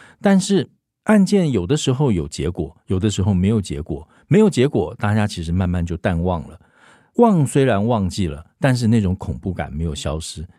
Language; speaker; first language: Chinese; native; Chinese